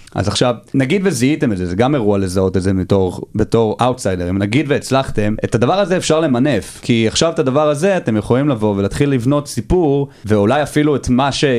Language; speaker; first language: Hebrew; native; Hebrew